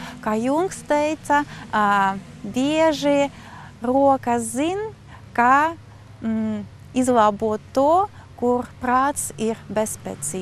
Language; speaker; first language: Latvian; non-native, local second language; Russian